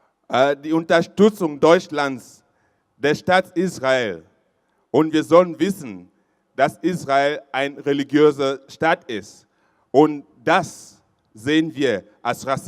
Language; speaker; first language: German; non-native, fluent; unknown